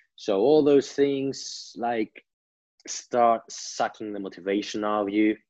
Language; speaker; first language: English; non-native, fluent; Greek